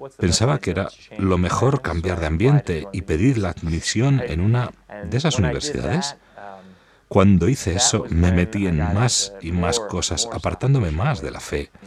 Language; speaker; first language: Spanish; non-native, fluent; English